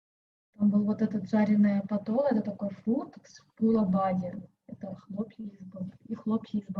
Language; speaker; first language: Russian; native; Russian